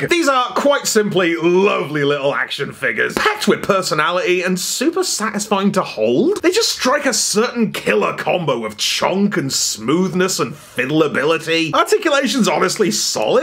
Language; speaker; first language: English; native; English